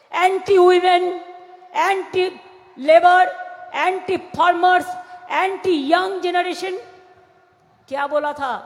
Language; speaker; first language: Hindi; non-native, local second language; Bangla